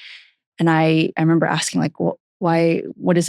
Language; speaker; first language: English; native; English